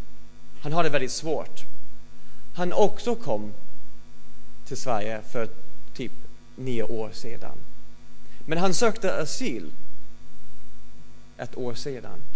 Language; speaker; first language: Swedish; non-native, fluent; English